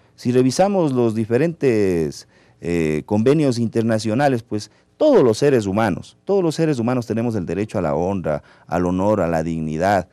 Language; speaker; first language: Spanish; native; Spanish